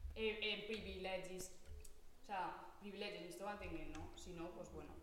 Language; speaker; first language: Spanish; non-native, local second language; Catalan